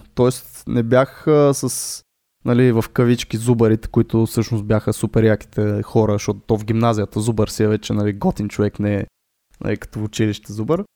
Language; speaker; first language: Bulgarian; native; Bulgarian